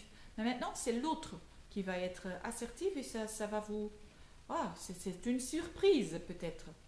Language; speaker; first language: French; non-native, local second language; Dutch